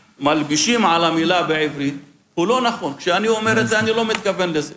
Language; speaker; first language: Hebrew; non-native, local second language; Arabic